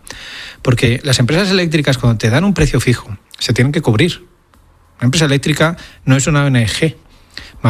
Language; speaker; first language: Spanish; native; Spanish